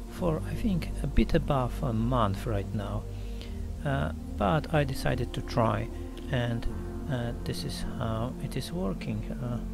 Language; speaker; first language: English; non-native, learner; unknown